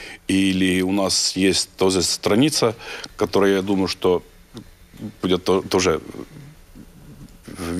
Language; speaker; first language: Russian; non-native, learner; Estonian